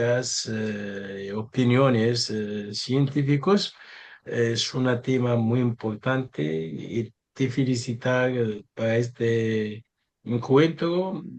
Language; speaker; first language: Spanish; non-native, learner; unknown